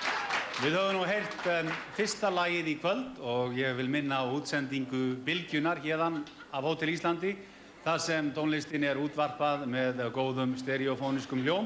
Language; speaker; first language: Icelandic; native; Icelandic